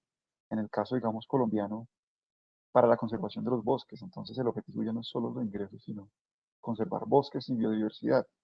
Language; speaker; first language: Spanish; native; Spanish